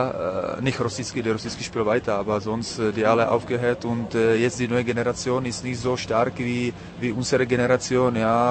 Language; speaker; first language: German; non-native, learner; Czech